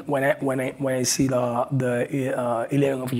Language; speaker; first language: English; non-native, learner; Spanish